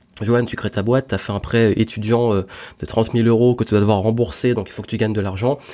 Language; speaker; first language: French; native; French